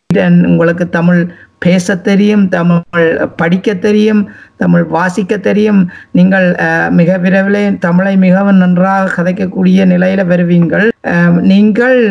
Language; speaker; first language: Tamil; native; Tamil